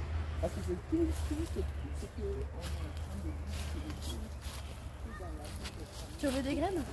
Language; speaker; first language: French; native; French